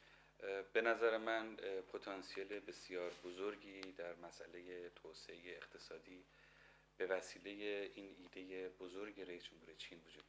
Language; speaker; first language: Persian; native; Persian